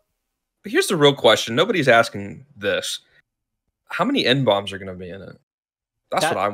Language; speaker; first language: English; native; English